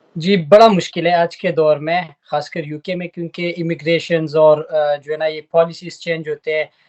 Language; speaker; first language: Urdu; non-native, local second language; Pashto